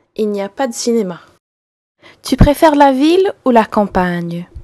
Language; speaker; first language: French; non-native, fluent; English